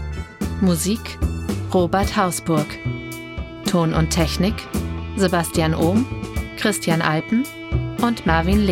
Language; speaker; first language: German; native; German